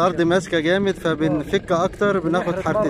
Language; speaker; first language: Arabic; native; Arabic